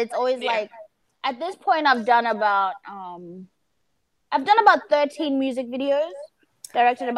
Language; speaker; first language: English; early bilingual, other home language; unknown